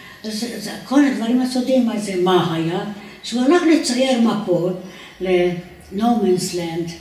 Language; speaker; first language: Hebrew; non-native, fluent; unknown